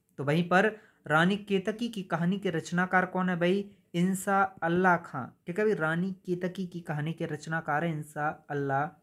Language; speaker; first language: Hindi; native; Hindi